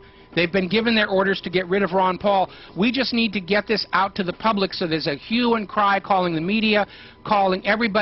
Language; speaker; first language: English; native; English